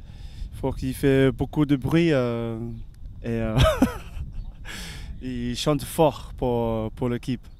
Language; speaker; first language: French; non-native, learner; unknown